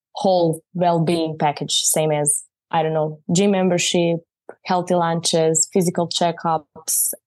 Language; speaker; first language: English; non-native, fluent; Croatian